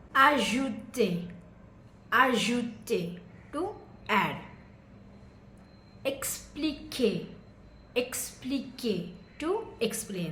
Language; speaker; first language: English; non-native, fluent; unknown